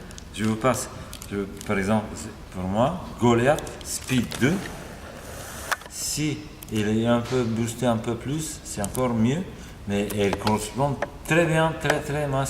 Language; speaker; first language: French; non-native, fluent; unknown